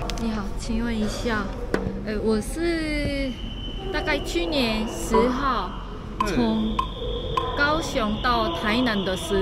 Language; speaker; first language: Chinese; non-native, learner; Korean